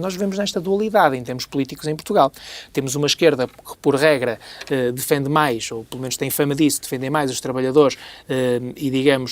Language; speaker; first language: Portuguese; native; Portuguese